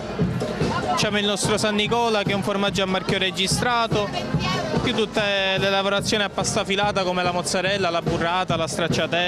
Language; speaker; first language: Italian; native; Italian